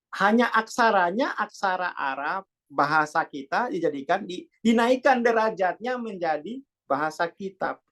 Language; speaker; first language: Indonesian; non-native, local second language; Javanese